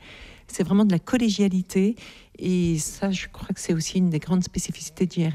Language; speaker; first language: French; native; French